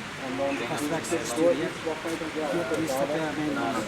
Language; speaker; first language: Dutch; non-native, learner; Uyghur